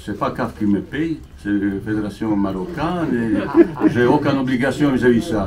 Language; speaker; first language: French; non-native, fluent; Bosnian